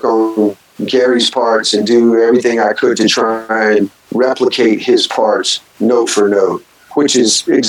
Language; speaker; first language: English; native; English